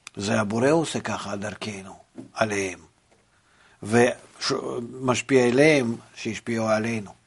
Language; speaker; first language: Hebrew; non-native, fluent; Russian